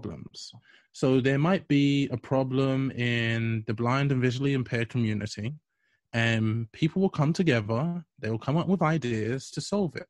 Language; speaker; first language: English; native; English